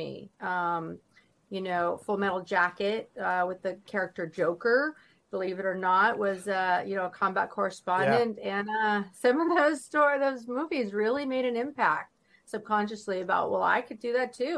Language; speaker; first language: English; native; English